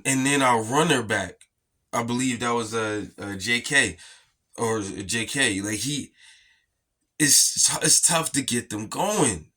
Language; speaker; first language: English; native; English